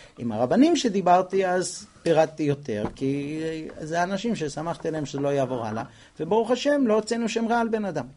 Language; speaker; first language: Hebrew; non-native, fluent; English